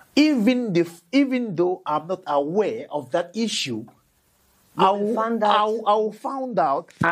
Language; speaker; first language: English; non-native, local second language; French